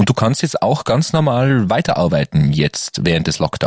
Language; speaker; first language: German; native; German